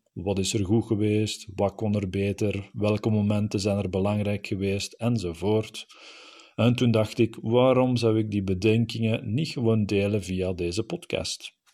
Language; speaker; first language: Dutch; native; Dutch